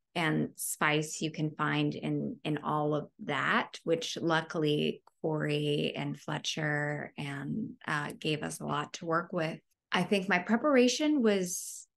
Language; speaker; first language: English; native; English